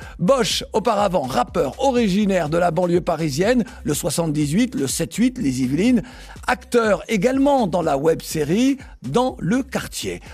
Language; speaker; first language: French; native; French